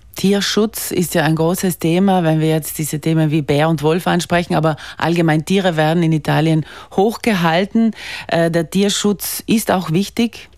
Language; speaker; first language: German; native; German